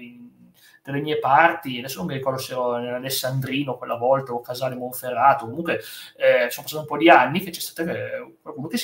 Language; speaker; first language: Italian; native; Italian